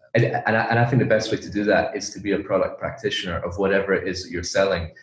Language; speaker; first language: English; native; English